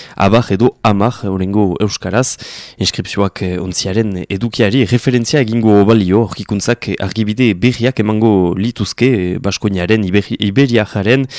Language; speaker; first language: Basque; native; Basque